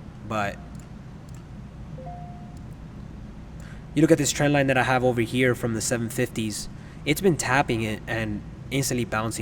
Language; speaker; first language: English; native; English